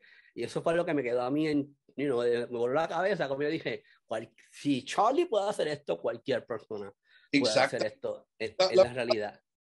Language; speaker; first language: Spanish; native; Spanish